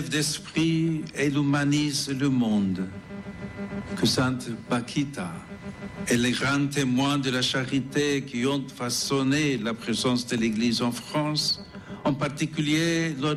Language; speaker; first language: French; non-native, fluent; English